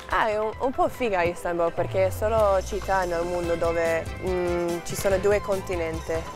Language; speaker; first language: Italian; non-native, learner; English